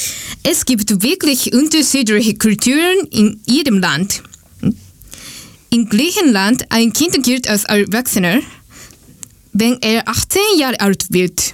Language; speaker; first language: German; non-native, learner; Japanese